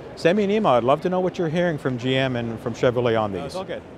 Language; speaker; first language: English; native; English